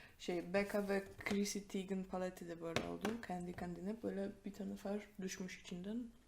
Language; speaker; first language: Turkish; non-native, fluent; Polish